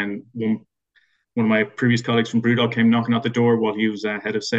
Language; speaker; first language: English; native; English